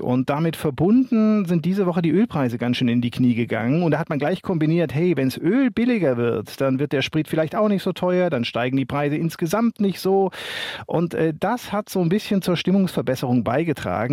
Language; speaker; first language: German; native; German